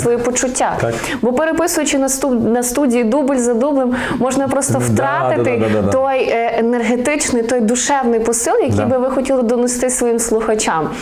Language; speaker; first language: Ukrainian; native; Ukrainian